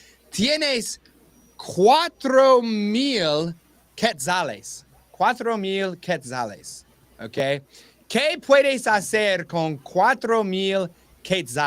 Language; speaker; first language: Spanish; non-native, learner; English